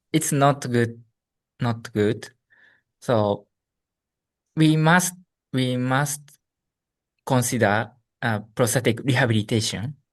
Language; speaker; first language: English; non-native, learner; Japanese